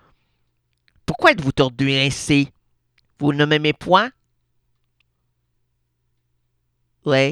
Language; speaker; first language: French; native; French